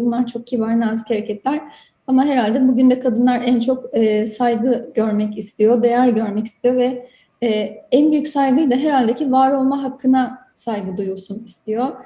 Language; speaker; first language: Turkish; native; Turkish